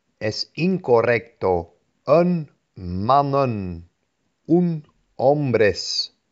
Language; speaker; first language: Spanish; non-native, fluent; Dutch